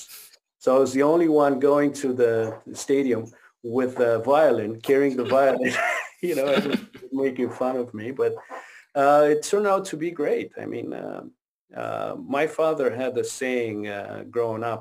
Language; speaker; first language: English; non-native, fluent; Romanian